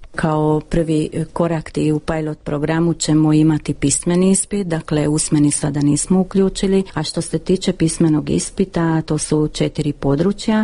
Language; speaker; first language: Croatian; early bilingual, heritage; Croatian